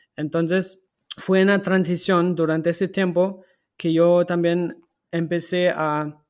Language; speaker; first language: Spanish; non-native, fluent; German